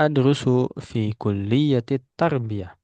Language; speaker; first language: Arabic; non-native, fluent; Indonesian